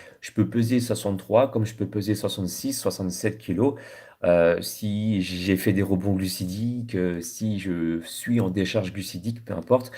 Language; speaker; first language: French; native; French